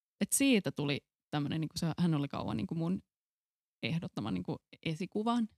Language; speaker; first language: Finnish; non-native, local second language; Swedish